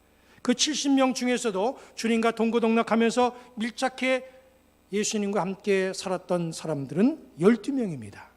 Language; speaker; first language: Korean; native; Korean